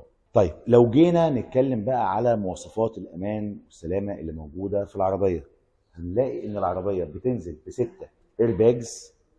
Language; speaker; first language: Arabic; native; Arabic